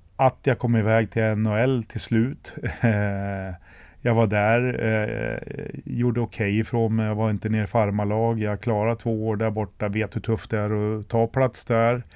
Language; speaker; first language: Swedish; native; Swedish